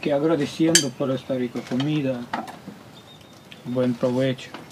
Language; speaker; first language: Spanish; non-native, fluent; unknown